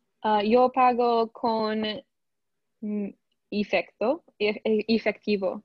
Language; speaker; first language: Spanish; non-native, learner; English